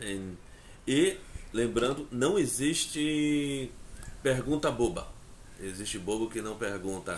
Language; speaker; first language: Portuguese; native; Portuguese